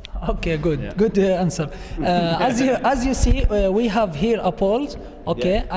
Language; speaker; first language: English; non-native, learner; Arabic